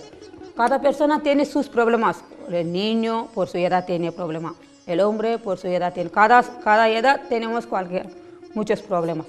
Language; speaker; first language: Spanish; non-native, learner; Telugu